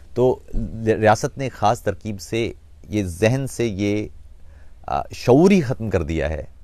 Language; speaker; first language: Urdu; non-native, local second language; Punjabi